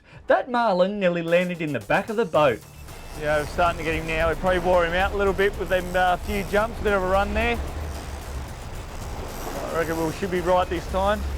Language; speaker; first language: English; native; English